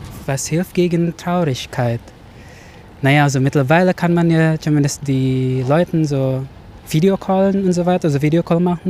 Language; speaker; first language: German; non-native, fluent; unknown